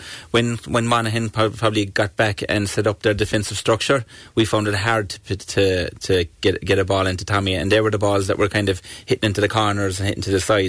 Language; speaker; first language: English; native; English